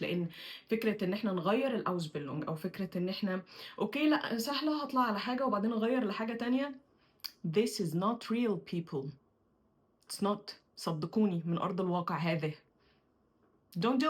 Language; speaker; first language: Arabic; native; Arabic